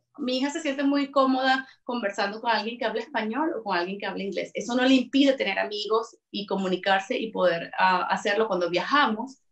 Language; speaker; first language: Spanish; native; Spanish